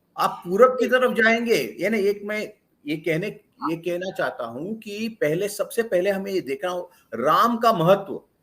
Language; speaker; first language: Hindi; non-native, local second language; Kannada